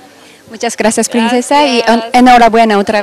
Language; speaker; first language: Spanish; non-native, learner; Japanese